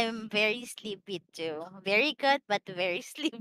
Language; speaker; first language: English; non-native, learner; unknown